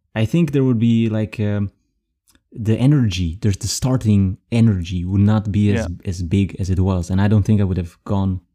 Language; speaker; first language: English; non-native, fluent; Dutch